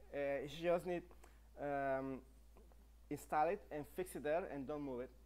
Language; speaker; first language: English; non-native, fluent; Spanish